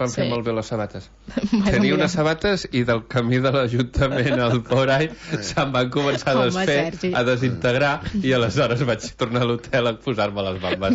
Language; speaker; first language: Catalan; native; Catalan